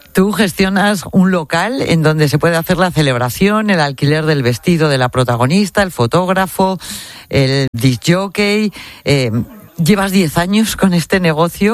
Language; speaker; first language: Spanish; native; Spanish